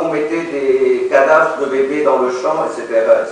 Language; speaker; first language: French; non-native, local second language; Arabic